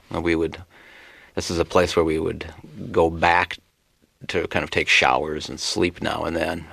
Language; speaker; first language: English; native; English